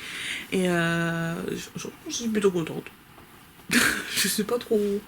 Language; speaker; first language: French; native; French